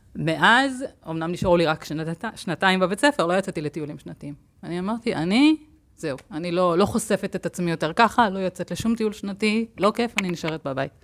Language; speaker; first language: Hebrew; native; Hebrew